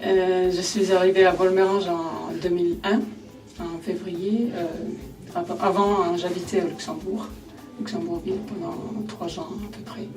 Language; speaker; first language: French; non-native, fluent; Finnish